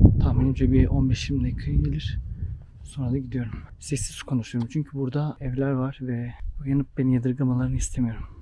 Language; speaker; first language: Turkish; non-native, local second language; Kurdish